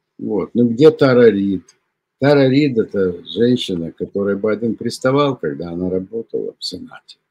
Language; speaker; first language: Russian; native; Russian